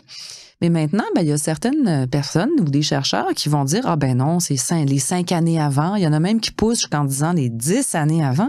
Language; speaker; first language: French; native; French